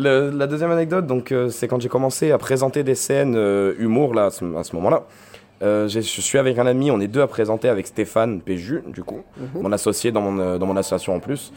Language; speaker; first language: French; native; French